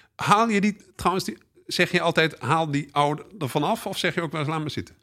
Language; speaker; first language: Dutch; native; Dutch